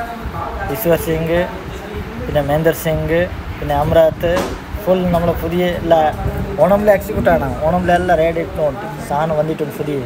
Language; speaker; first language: Malayalam; non-native, local second language; Hindi